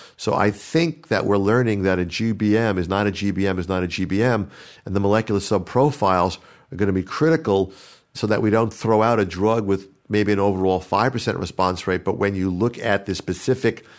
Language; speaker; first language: English; native; English